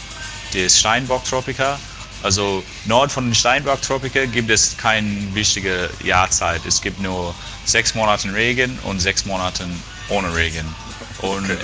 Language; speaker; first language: German; non-native, fluent; English